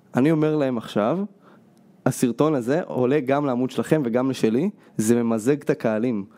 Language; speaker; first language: Hebrew; early bilingual, other home language; Russian